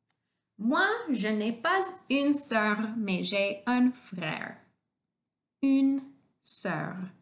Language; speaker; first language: French; non-native, fluent; English